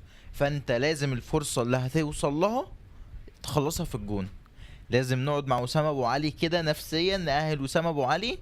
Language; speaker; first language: Arabic; native; Arabic